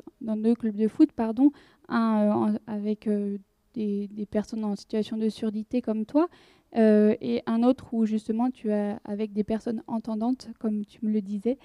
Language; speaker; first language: French; native; French